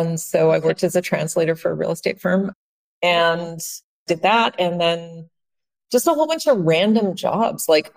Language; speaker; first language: English; native; English